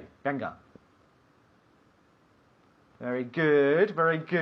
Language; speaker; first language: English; non-native, fluent; Spanish